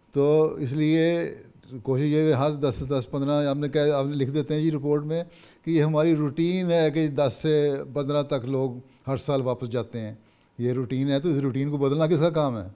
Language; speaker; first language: Urdu; native; Urdu